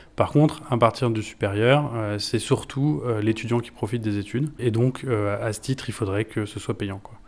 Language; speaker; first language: French; native; French